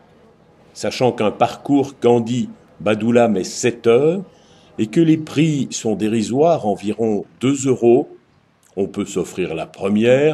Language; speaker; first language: French; native; French